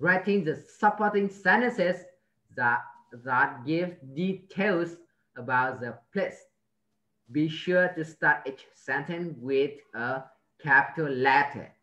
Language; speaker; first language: English; non-native, learner; Vietnamese